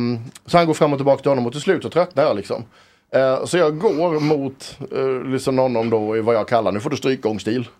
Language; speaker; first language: Swedish; native; Swedish